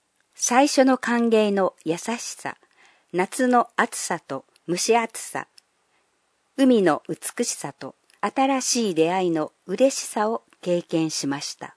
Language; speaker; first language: Japanese; non-native, fluent; English